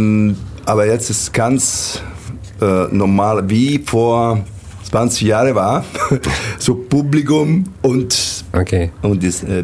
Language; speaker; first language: German; non-native, learner; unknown